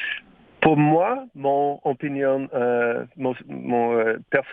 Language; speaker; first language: French; non-native, learner; English